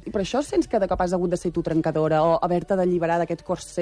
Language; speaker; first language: Catalan; native; Catalan